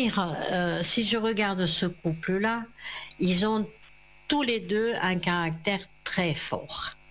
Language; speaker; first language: French; native; French